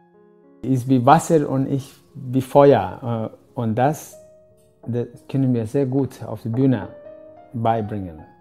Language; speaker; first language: German; non-native, fluent; Spanish